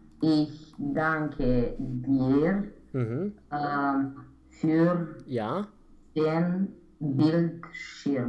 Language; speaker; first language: German; non-native, learner; Romanian